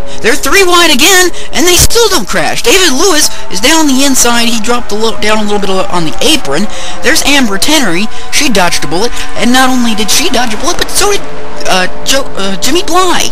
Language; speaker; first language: English; native; English